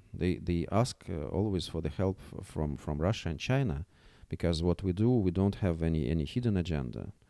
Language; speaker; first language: English; non-native, fluent; Russian